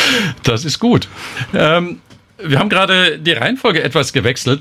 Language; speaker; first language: German; native; German